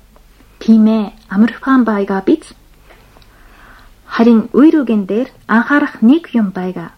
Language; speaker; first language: Mongolian; non-native, fluent; Japanese